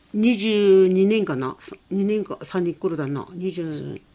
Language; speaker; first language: Japanese; native; Japanese